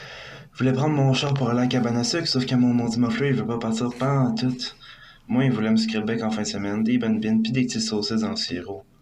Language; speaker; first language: French; native; French